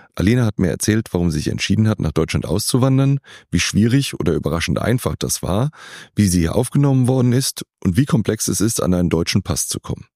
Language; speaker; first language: German; native; German